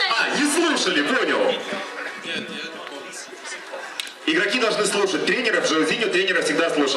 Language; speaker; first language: Russian; native; Russian